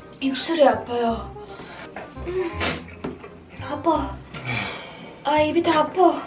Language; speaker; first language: Korean; non-native, learner; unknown